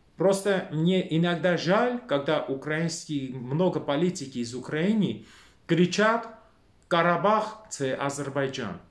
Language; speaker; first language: Russian; non-native, local second language; Armenian